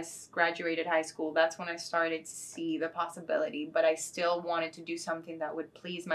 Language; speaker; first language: English; non-native, fluent; Spanish